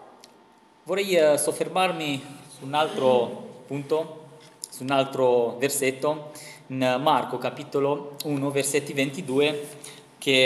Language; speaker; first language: Italian; non-native, fluent; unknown